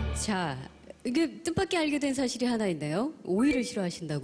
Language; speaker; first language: Korean; native; Korean